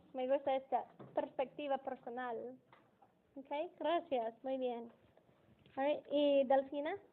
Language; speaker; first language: Spanish; non-native, fluent; English